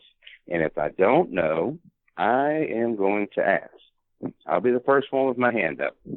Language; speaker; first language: English; native; English